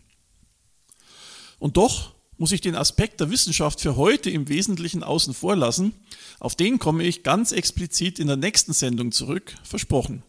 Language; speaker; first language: German; native; German